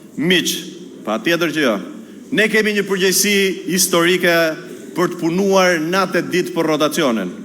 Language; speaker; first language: Albanian; native; Albanian